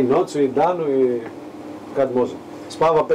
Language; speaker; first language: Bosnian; non-native, learner; Greek